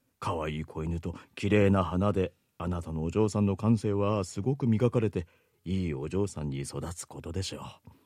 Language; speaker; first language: Japanese; native; Japanese